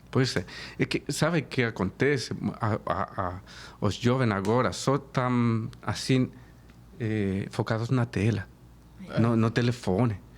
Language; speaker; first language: Portuguese; non-native, fluent; Spanish